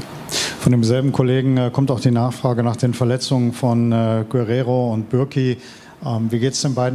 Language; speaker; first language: German; native; German